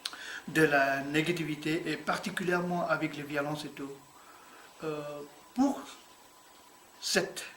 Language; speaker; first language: French; non-native, learner; Tibetan